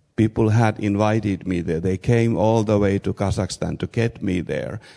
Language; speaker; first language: English; non-native, fluent; Finnish